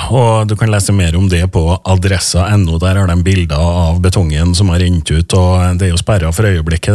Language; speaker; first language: Norwegian; native; Norwegian